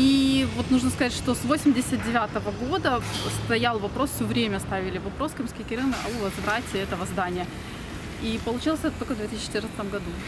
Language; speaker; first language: Russian; native; Russian